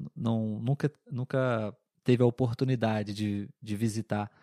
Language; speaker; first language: Portuguese; native; Portuguese